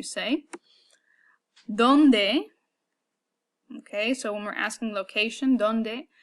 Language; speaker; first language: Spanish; non-native, fluent; English